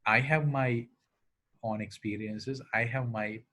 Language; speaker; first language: English; non-native, local second language; Sinhala